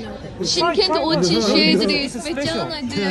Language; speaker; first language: Russian; non-native, learner; Korean